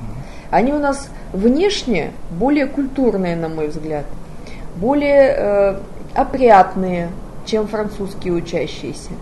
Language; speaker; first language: Russian; native; Russian